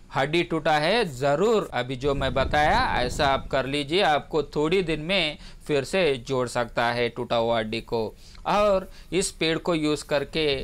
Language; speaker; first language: Hindi; non-native, local second language; Telugu